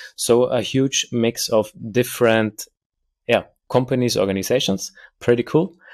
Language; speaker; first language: English; non-native, fluent; German